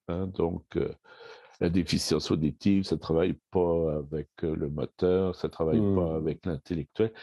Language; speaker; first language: French; native; French